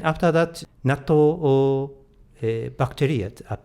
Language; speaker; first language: English; non-native, learner; Japanese